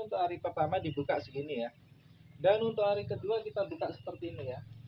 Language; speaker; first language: Indonesian; native; Indonesian